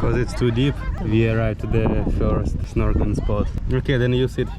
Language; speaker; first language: English; non-native, fluent; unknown